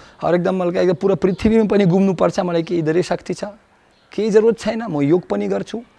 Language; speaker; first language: Nepali; non-native, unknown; Russian